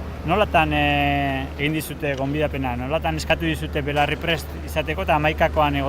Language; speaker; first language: Basque; native; Basque